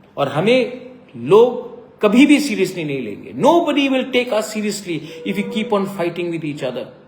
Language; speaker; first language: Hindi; non-native, local second language; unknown